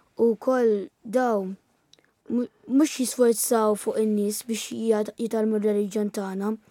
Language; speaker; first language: Maltese; early bilingual, other home language; Italian